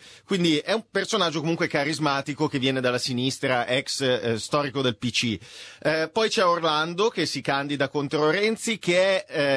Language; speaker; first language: Italian; native; Italian